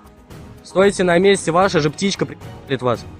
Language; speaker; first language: Russian; native; Russian